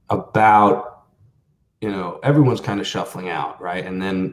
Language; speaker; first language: English; native; English